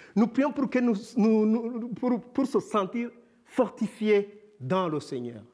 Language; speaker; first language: French; non-native, local second language; Kinyarwanda